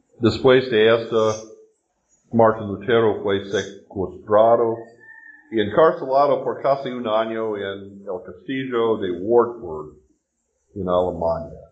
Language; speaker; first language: Spanish; non-native, learner; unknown